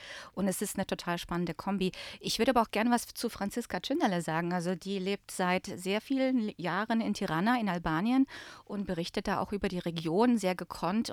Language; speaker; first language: German; early bilingual, other home language; Bosnian